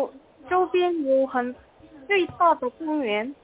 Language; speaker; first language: Chinese; non-native, learner; Korean